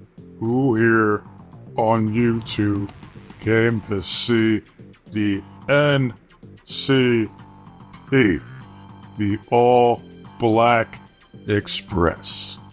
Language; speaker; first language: English; native; English